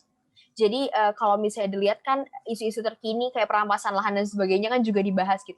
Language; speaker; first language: Indonesian; native; Indonesian